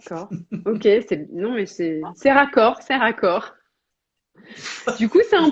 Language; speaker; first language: French; native; French